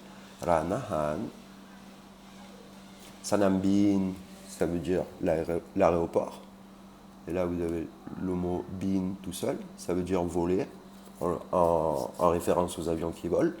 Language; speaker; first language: French; native; French